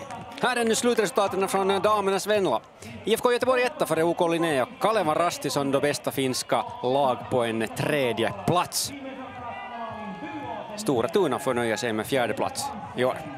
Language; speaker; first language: Swedish; native; Swedish